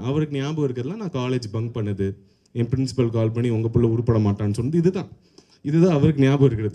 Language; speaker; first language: Tamil; native; Tamil